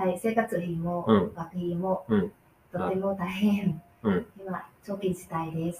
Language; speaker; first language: Japanese; non-native, learner; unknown